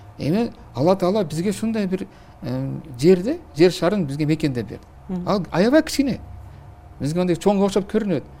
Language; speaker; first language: Kyrgyz; non-native, local second language; Uzbek